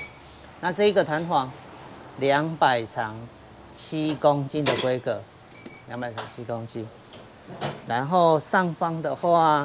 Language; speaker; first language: Chinese; native; Chinese